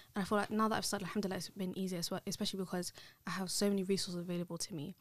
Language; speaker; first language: English; early bilingual, other home language; Somali